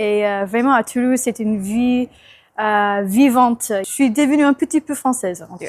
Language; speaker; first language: French; non-native, learner; English